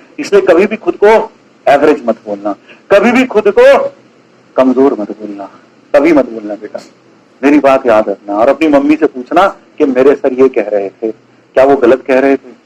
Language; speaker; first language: Hindi; native; Hindi